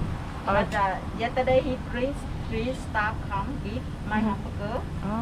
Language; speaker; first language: English; non-native, learner; Vietnamese